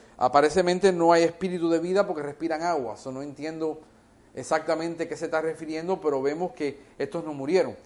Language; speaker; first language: Spanish; early bilingual, heritage; Spanish